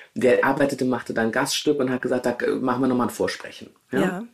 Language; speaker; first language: German; native; German